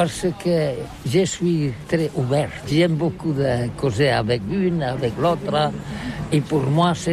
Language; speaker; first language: French; non-native, learner; Catalan